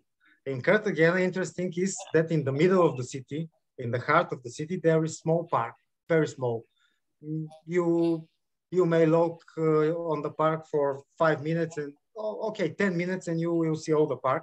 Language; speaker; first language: English; non-native, learner; Bulgarian